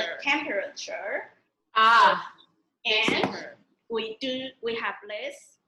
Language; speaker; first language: English; non-native, learner; Chinese